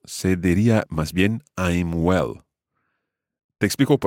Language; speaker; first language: Spanish; non-native, fluent; English